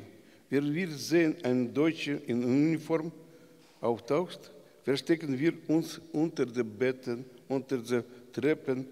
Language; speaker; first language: German; non-native, learner; Russian